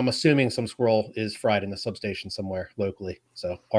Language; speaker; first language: English; native; English